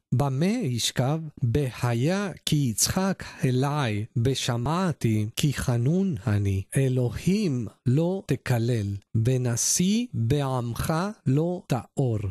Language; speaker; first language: Hebrew; non-native, learner; Spanish